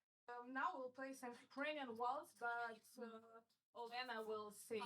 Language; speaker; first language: English; non-native, fluent; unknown